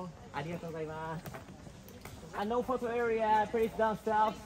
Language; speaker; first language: English; non-native, learner; Japanese